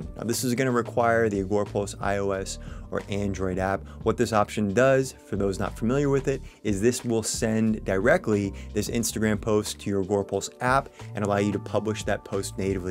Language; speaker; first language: English; native; English